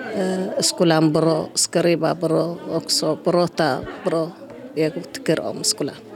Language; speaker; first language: Swedish; non-native, learner; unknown